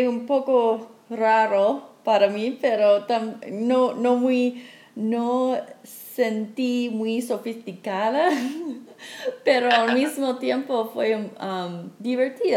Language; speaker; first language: Spanish; non-native, learner; English